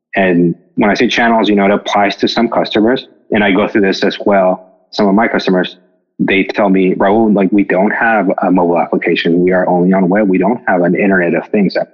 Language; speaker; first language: English; non-native, fluent; Spanish